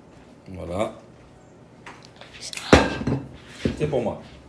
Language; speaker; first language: French; native; French